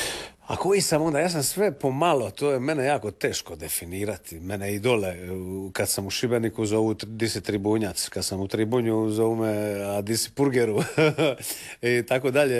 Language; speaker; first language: Serbian; native; Serbian